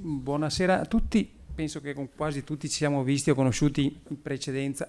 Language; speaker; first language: Italian; native; Italian